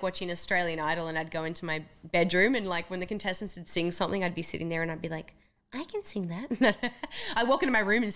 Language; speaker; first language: English; native; English